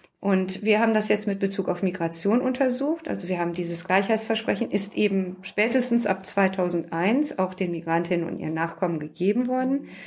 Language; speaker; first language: German; early bilingual, other home language; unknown